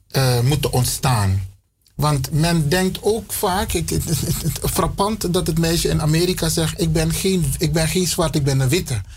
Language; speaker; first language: Dutch; non-native, local second language; Sranan Tongo